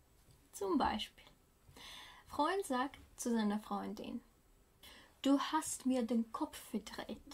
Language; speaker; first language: German; non-native, fluent; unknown